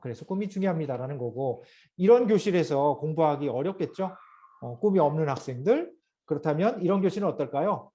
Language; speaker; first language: Korean; native; Korean